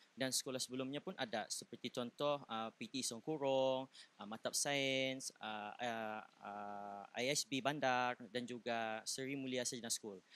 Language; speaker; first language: Malay; native; Malay